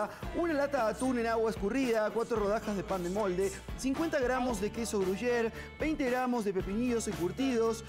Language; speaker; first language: Spanish; native; Spanish